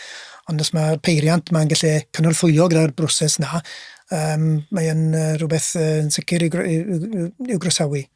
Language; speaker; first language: Welsh; native; Welsh